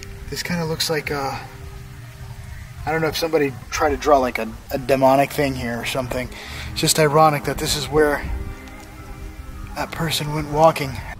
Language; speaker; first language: English; native; English